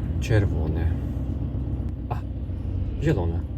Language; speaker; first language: Polish; non-native, learner; Hungarian